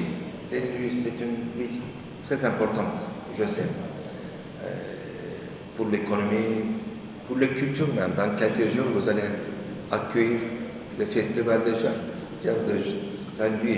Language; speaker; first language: French; non-native, fluent; Turkish